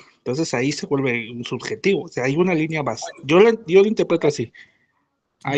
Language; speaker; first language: Spanish; native; Spanish